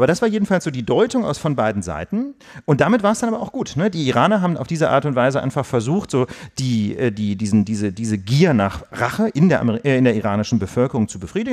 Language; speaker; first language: German; native; German